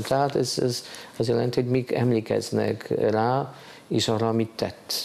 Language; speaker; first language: Hungarian; non-native, fluent; Polish